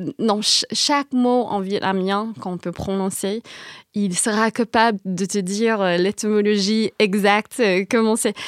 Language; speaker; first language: French; non-native, fluent; English